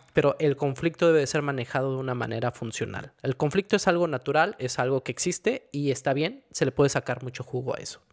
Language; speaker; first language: Spanish; native; Spanish